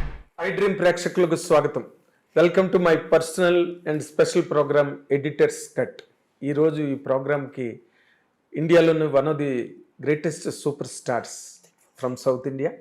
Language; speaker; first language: Telugu; native; Telugu